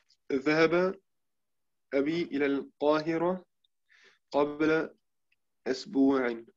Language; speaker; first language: Arabic; non-native, learner; German